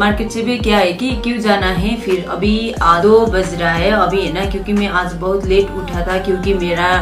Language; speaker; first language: Hindi; non-native, local second language; Nepali